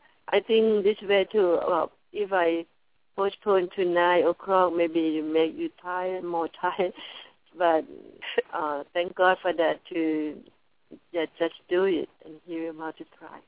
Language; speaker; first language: English; non-native, learner; Thai